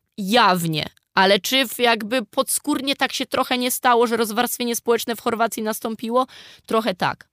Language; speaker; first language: Polish; native; Polish